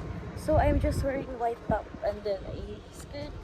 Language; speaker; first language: English; non-native, local second language; Filipino